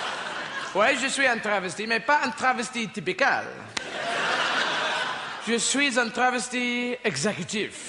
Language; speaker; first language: French; non-native, fluent; English